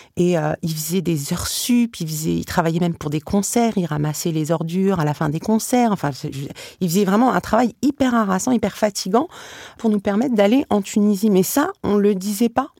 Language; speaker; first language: French; early bilingual, other home language; Arabic